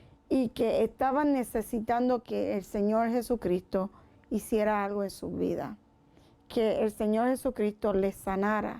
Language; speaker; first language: Spanish; native; Spanish